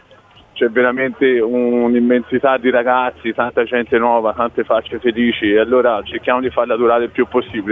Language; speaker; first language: Italian; native; Italian